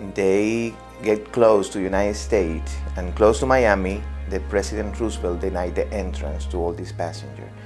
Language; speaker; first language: English; non-native, fluent; Spanish